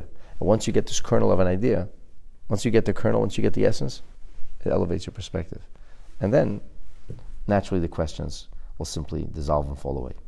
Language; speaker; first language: English; native; English